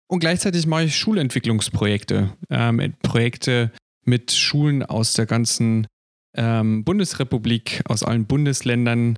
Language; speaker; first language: German; native; German